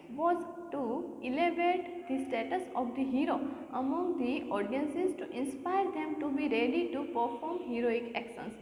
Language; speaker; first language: English; non-native, local second language; Gujarati